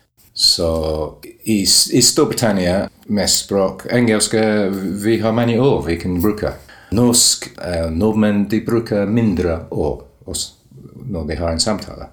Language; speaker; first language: Norwegian; non-native, learner; English